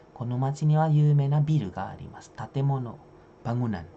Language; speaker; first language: Japanese; non-native, fluent; Indonesian